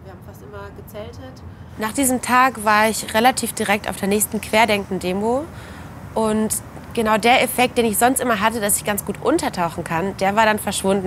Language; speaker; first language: German; native; German